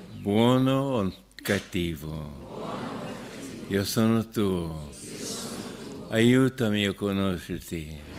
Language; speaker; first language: Italian; non-native, fluent; English